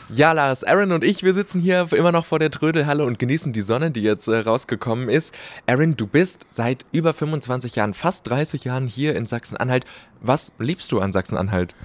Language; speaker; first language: German; native; German